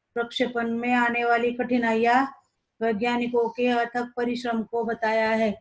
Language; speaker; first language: Hindi; non-native, local second language; Marathi